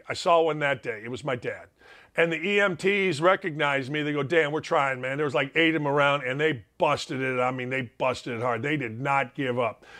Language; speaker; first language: English; early bilingual, other home language; Serbian